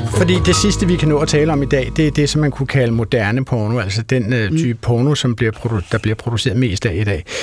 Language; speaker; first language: Danish; native; Danish